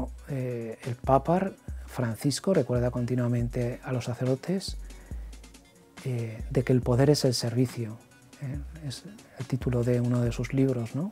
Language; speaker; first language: Spanish; native; Spanish